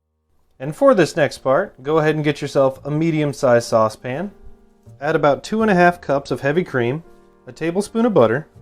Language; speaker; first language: English; native; English